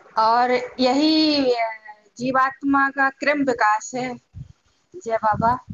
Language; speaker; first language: Hindi; native; Hindi